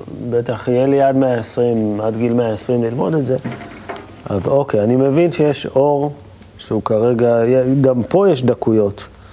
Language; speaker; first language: Hebrew; native; Hebrew